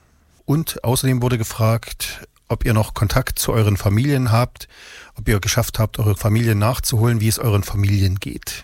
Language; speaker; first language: German; native; German